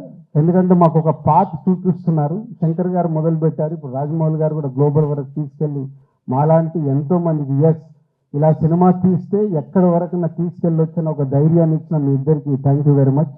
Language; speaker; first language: Telugu; native; Telugu